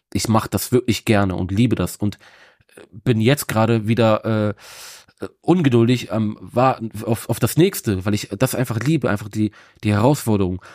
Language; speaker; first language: German; native; German